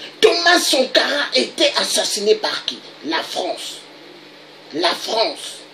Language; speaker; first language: French; non-native, local second language; Lingala